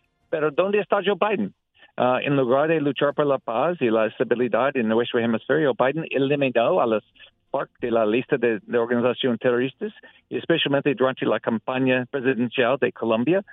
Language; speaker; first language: Spanish; non-native, learner; English